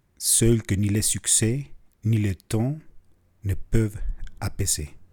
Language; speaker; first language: French; non-native, fluent; Spanish